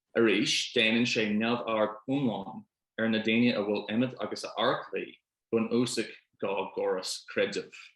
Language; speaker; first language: Irish; non-native, local second language; English